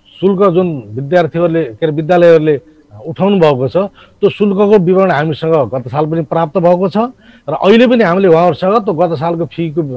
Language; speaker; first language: Nepali; native; Nepali